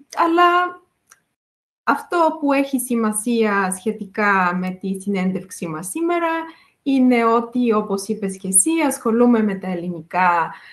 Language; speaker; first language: Greek; non-native, fluent; Bulgarian